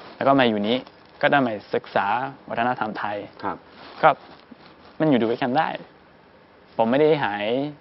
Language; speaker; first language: Thai; non-native, fluent; English